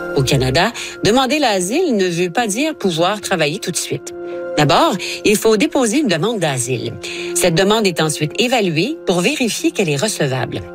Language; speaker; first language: French; native; French